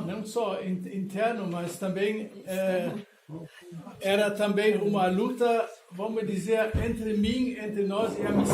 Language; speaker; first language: Portuguese; non-native, fluent; German